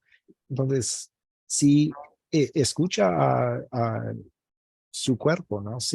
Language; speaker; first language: Spanish; non-native, fluent; English